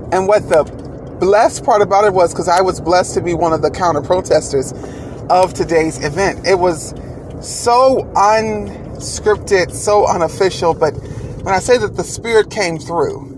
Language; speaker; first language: English; native; English